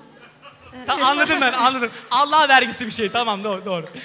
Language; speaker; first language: Turkish; native; Turkish